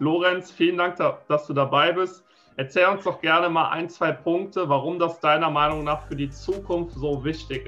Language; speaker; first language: German; native; German